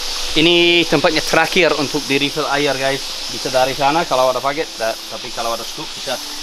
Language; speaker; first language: Indonesian; non-native, fluent; English